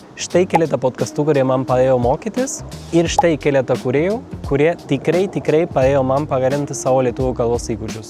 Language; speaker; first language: Lithuanian; non-native, fluent; Spanish